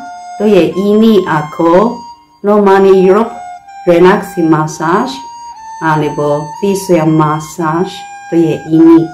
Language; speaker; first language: Slovak; non-native, learner; Chinese